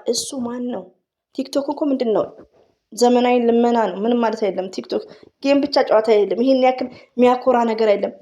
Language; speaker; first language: Amharic; native; Amharic